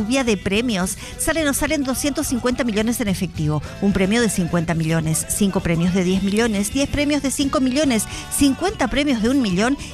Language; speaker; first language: Spanish; native; Spanish